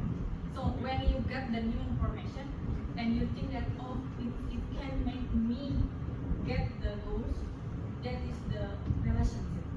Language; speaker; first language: English; non-native, fluent; Indonesian